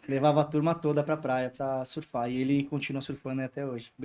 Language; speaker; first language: Portuguese; native; Portuguese